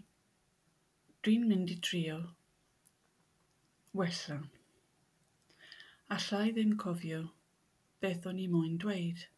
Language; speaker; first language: Welsh; non-native, learner; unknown